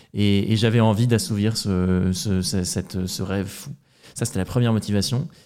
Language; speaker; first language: French; native; French